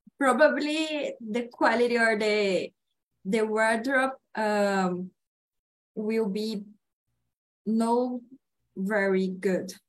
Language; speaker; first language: English; non-native, learner; Portuguese